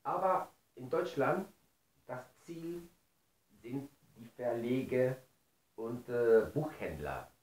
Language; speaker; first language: German; non-native, fluent; Spanish